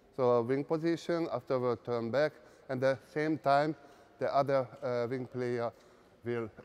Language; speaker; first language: English; non-native, learner; Hungarian